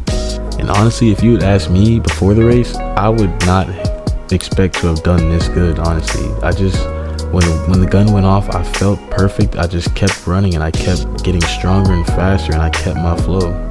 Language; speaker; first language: English; native; English